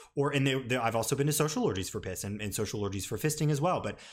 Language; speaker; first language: English; native; English